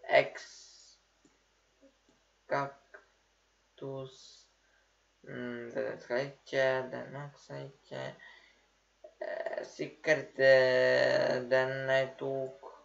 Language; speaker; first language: Norwegian; non-native, learner; Polish